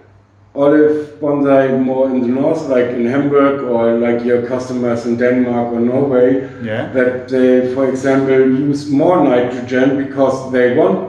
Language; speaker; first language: English; non-native, fluent; German